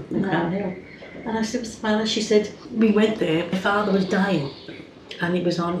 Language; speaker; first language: English; native; English